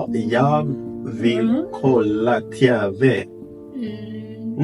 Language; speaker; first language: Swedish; non-native, learner; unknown